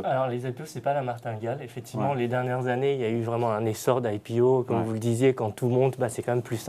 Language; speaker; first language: French; native; French